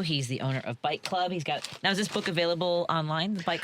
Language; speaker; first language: English; native; English